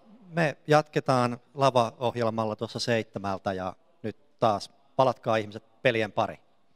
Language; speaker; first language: Finnish; native; Finnish